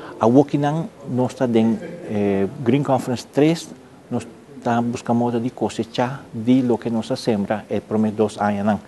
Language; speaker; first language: Spanish; non-native, local second language; Papiamento